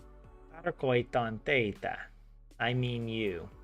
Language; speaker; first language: Finnish; non-native, learner; English